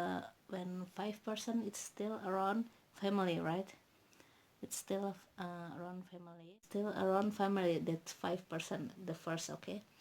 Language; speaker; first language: English; non-native, learner; Indonesian